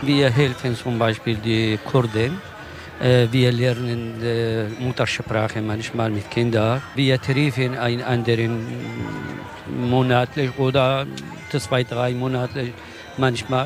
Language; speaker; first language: German; non-native, learner; Kurdish